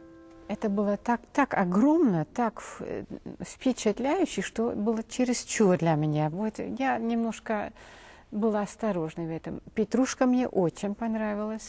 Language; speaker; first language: Russian; non-native, fluent; Dutch